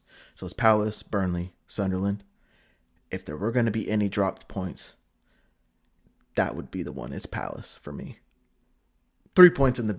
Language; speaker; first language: English; native; English